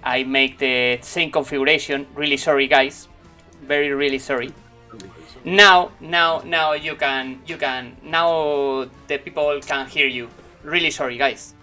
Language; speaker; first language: English; non-native, learner; Spanish